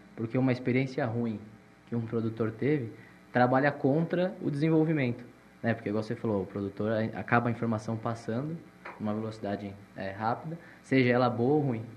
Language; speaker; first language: Portuguese; native; Portuguese